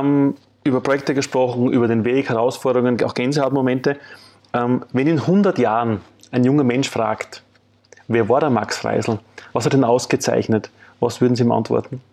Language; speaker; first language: German; native; German